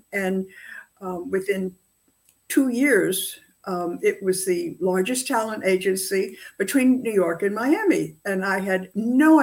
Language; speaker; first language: English; native; English